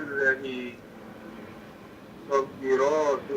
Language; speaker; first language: Arabic; non-native, learner; English